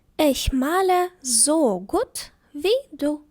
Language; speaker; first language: German; non-native, fluent; Ukrainian